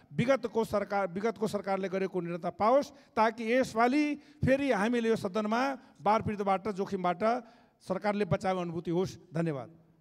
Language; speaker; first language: Nepali; non-native, local second language; Maithili